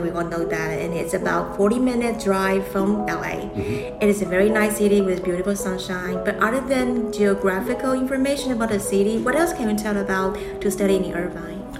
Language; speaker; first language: English; non-native, fluent; Chinese